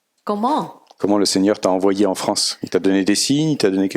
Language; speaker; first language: French; native; French